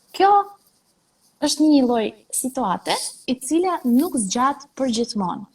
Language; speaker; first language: Albanian; non-native, fluent; Russian